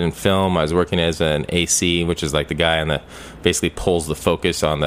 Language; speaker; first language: English; native; English